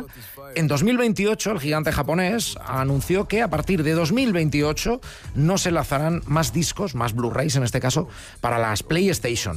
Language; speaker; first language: Spanish; native; Spanish